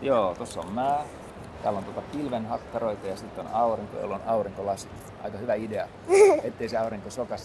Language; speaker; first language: Finnish; native; Finnish